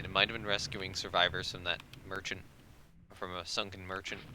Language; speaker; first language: English; native; English